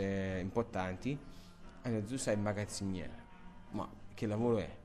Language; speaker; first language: Italian; non-native, fluent; German